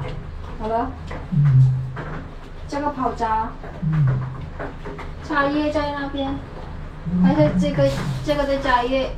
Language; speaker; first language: Chinese; non-native, learner; Javanese